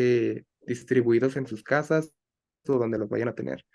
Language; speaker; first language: Spanish; native; Spanish